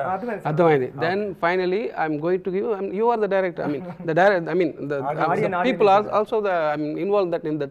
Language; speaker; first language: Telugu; non-native, local second language; Tamil